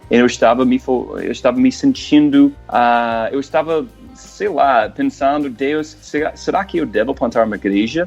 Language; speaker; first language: Portuguese; non-native, fluent; English